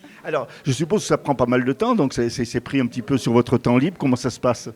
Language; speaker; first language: French; native; French